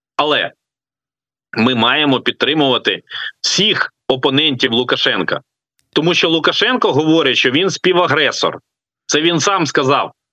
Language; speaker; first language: Ukrainian; native; Ukrainian